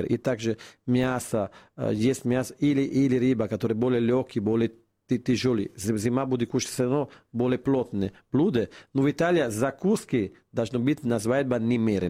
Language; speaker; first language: Russian; non-native, fluent; Italian